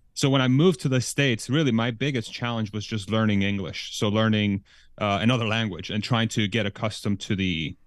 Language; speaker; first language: English; early bilingual, other home language; Persian